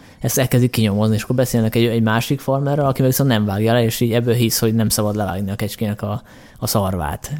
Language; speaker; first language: Hungarian; native; Hungarian